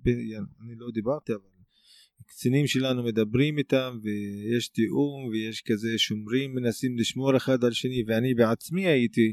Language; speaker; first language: Hebrew; non-native, local second language; Arabic